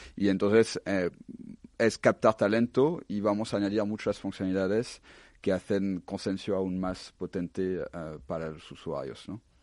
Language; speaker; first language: Spanish; non-native, fluent; French